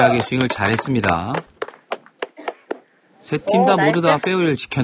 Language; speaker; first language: Korean; native; Korean